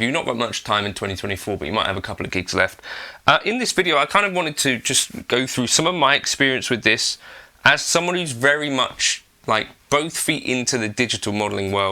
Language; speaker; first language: English; native; English